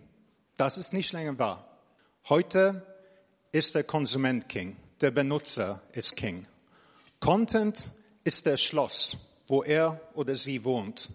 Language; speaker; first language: German; non-native, fluent; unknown